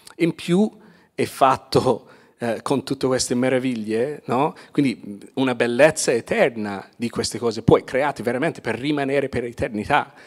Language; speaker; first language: Italian; non-native, fluent; English